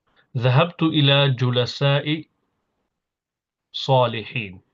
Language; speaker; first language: Arabic; non-native, fluent; English